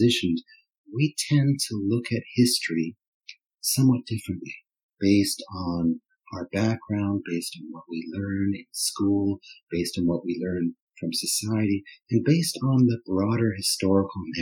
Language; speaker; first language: English; non-native, fluent; German